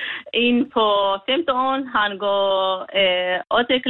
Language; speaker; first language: Norwegian; non-native, learner; Kurdish